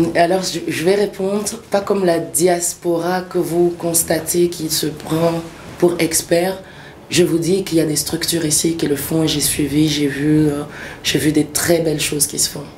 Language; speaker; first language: French; early bilingual, other home language; Swahili